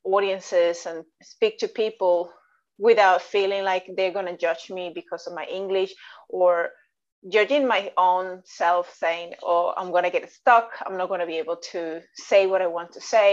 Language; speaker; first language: English; non-native, fluent; Spanish